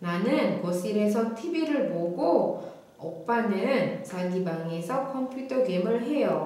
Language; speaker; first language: Korean; non-native, fluent; Indonesian